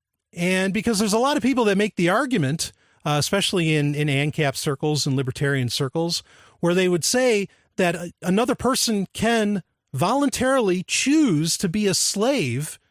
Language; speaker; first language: English; native; English